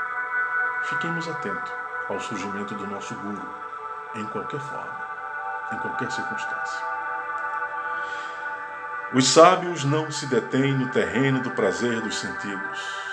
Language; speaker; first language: Portuguese; native; Portuguese